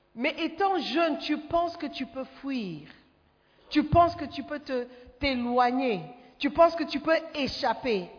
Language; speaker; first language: French; non-native, fluent; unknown